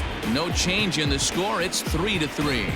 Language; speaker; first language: English; native; English